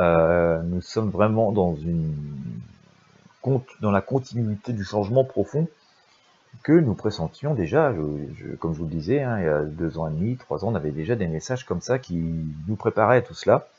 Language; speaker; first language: French; native; French